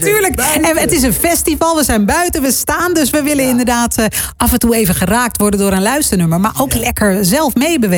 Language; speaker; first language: Dutch; native; Dutch